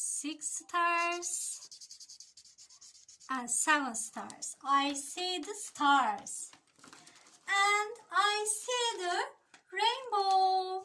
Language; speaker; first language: English; non-native, learner; Turkish